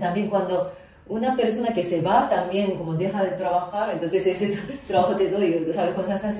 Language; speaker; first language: Spanish; non-native, fluent; Japanese